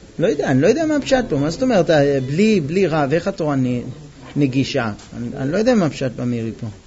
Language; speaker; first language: Hebrew; non-native, fluent; English